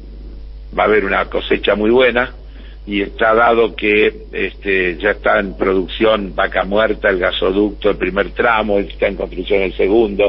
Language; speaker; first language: Spanish; native; Spanish